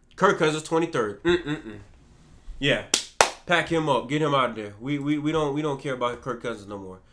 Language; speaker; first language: English; native; English